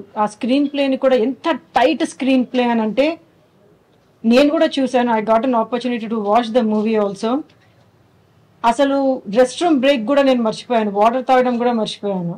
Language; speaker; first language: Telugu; early bilingual, heritage; Telugu